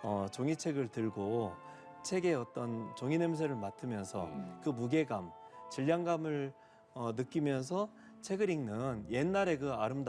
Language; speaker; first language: Korean; native; Korean